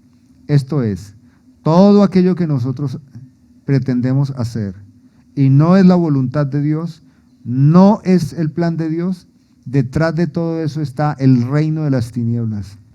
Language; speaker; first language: Spanish; native; Spanish